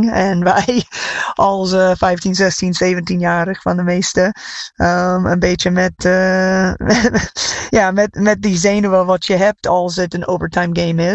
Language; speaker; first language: Dutch; non-native, fluent; English